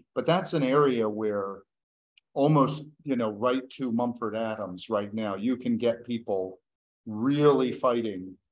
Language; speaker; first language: English; native; English